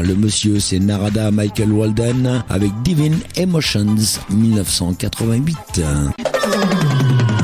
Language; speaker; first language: French; native; French